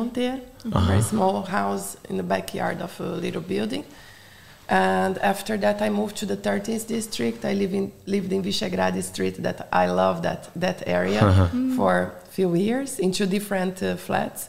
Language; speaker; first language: English; non-native, fluent; Portuguese